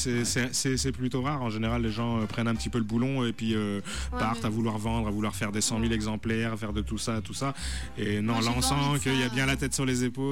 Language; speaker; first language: French; native; French